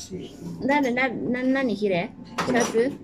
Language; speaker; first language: Japanese; non-native, learner; Thai